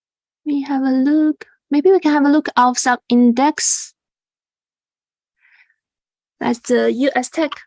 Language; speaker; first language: English; non-native, fluent; Chinese